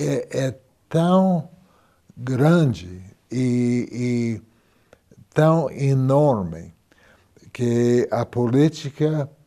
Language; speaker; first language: Portuguese; non-native, fluent; English